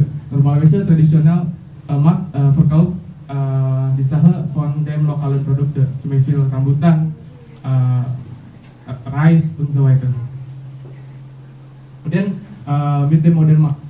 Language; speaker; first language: German; non-native, learner; Indonesian